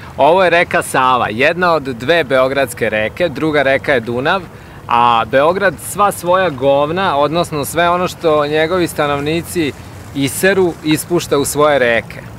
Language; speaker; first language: Serbian; native; Serbian